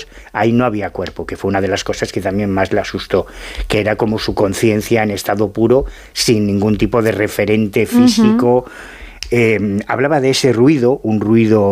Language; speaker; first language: Spanish; native; Spanish